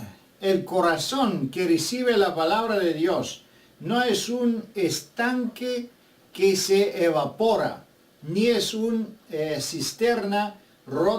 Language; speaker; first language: Spanish; non-native, fluent; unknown